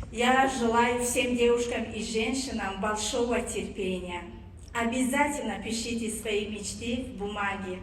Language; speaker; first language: Russian; non-native, fluent; Tajik